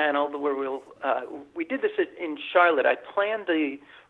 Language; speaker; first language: English; native; English